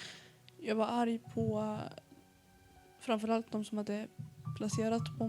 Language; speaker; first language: Swedish; early bilingual, other home language; Arabic